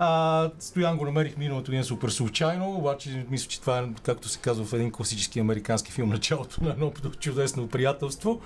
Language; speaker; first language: Bulgarian; native; Bulgarian